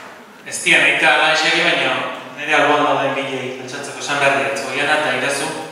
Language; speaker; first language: Basque; native; Basque